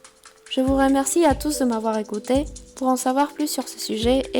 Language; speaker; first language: French; non-native, fluent; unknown